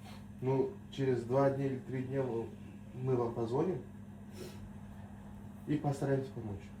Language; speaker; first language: Russian; non-native, local second language; Uzbek